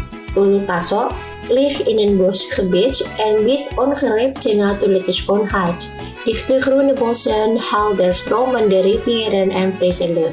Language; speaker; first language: Dutch; non-native, learner; Indonesian